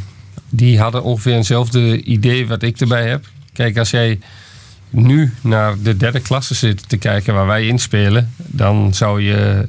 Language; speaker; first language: Dutch; native; Dutch